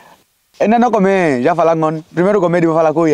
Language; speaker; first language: Vietnamese; non-native, learner; Portuguese